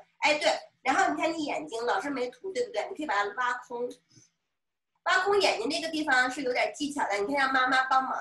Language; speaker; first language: Chinese; native; Chinese